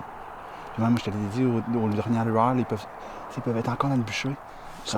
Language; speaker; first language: French; native; French